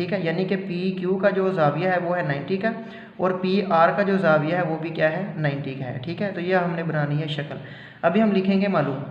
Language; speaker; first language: Urdu; non-native, local second language; Punjabi